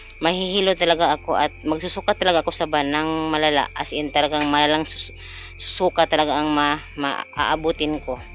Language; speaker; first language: Filipino; non-native, local second language; Cebuano